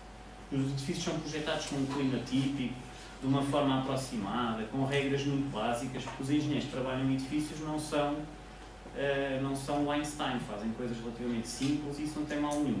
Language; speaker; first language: Portuguese; native; Portuguese